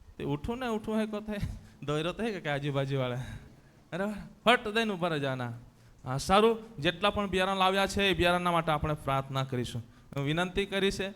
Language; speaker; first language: Gujarati; non-native, local second language; Gamit